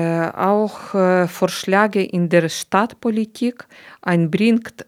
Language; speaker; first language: German; non-native, learner; Ukrainian